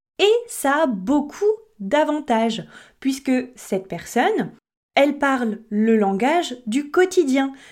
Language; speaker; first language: French; native; French